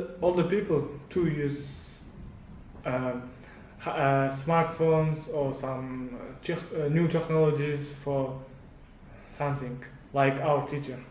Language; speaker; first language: English; non-native, learner; Kazakh